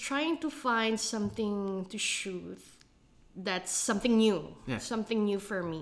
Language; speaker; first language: English; non-native, local second language; Filipino